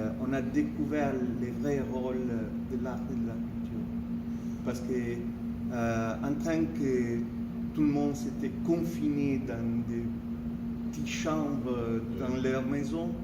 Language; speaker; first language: French; non-native, fluent; Italian